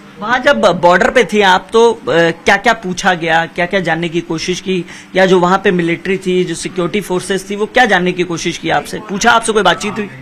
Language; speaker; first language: Hindi; native; Hindi